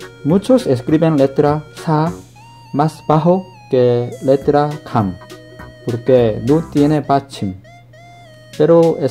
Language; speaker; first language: Spanish; non-native, learner; Korean